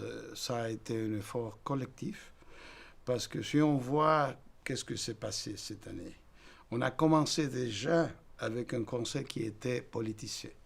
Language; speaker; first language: French; non-native, fluent; Spanish